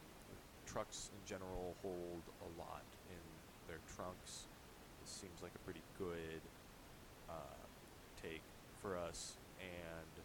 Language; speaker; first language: English; native; English